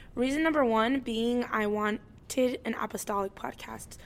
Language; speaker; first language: English; native; English